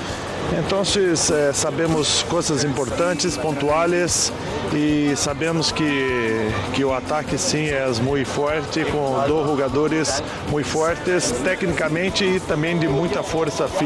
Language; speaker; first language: Spanish; non-native, learner; Portuguese